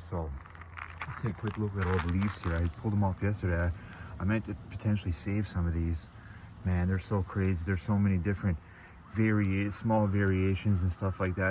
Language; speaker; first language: English; native; English